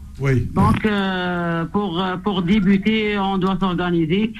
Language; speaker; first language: French; non-native, local second language; Arabic